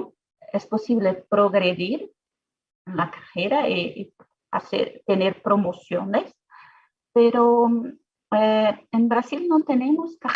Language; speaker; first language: Spanish; non-native, fluent; Portuguese